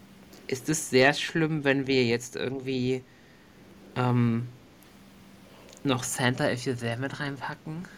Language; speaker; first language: German; native; German